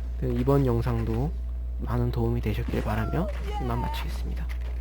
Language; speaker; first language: Korean; native; Korean